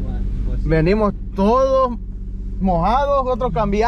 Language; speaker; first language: Spanish; native; Spanish